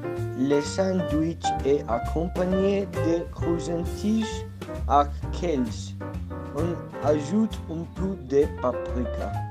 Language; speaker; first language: French; non-native, learner; Spanish